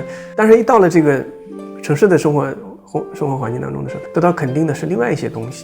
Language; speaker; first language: Chinese; native; Chinese